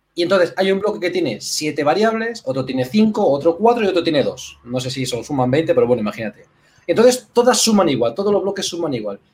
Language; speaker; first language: Spanish; native; Spanish